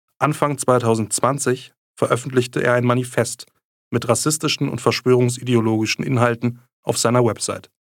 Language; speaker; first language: German; native; German